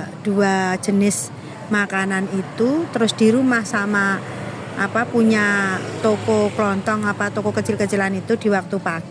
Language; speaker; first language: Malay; non-native, local second language; Javanese